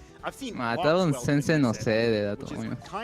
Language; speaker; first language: Japanese; non-native, learner; Spanish